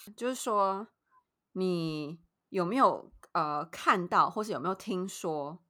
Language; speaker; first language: Chinese; native; Chinese